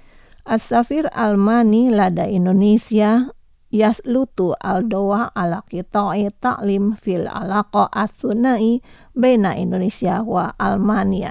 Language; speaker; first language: Arabic; non-native, fluent; Indonesian